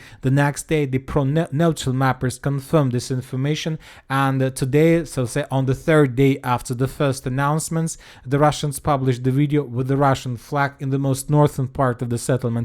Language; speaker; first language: English; non-native, fluent; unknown